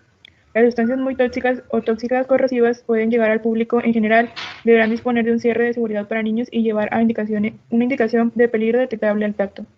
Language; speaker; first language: Spanish; native; Spanish